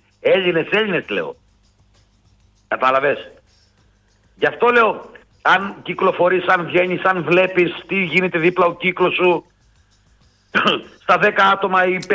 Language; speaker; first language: Greek; native; Greek